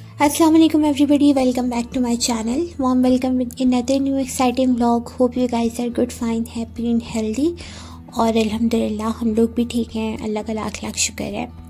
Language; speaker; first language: Urdu; native; Urdu